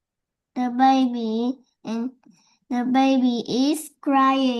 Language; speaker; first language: English; non-native, learner; Vietnamese